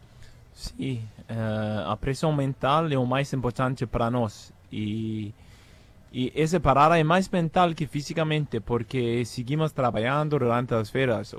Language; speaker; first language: Portuguese; non-native, fluent; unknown